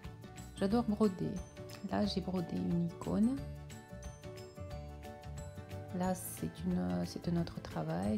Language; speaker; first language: French; non-native, fluent; Russian